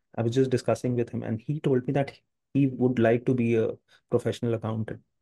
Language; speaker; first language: English; non-native, local second language; Hindi